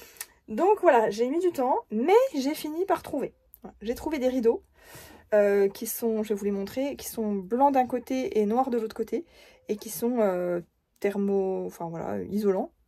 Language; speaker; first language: French; native; French